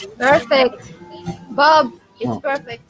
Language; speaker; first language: English; non-native, fluent; Greek